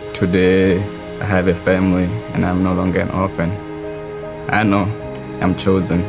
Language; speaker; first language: English; non-native, local second language; Southern Sotho